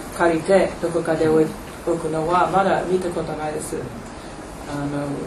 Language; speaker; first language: Japanese; non-native, fluent; English